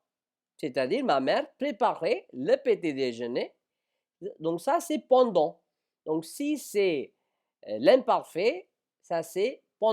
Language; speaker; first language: French; non-native, fluent; Hindi